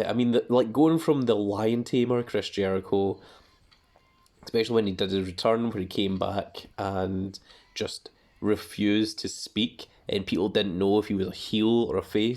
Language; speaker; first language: English; native; English